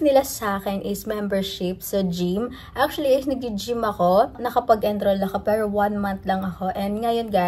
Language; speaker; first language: Filipino; native; Filipino